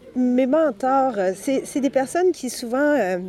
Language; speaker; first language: French; native; French